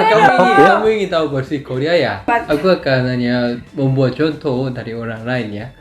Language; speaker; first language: Indonesian; non-native, learner; Korean